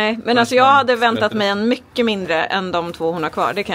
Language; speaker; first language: Swedish; native; Swedish